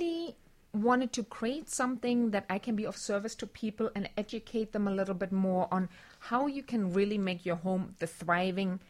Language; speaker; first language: English; non-native, fluent; German